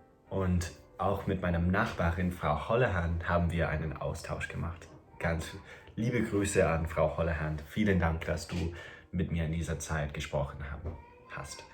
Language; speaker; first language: German; non-native, fluent; English